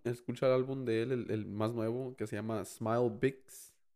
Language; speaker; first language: Spanish; early bilingual, heritage; Spanish